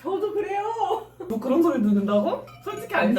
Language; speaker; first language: Korean; native; Korean